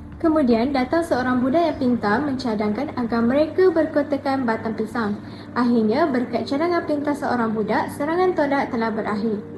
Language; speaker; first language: Malay; native; Malay